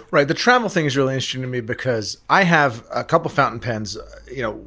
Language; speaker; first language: English; native; English